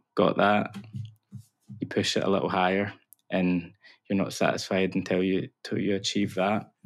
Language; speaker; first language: English; native; English